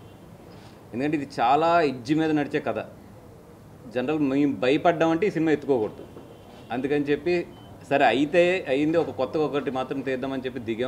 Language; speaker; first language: Telugu; native; Telugu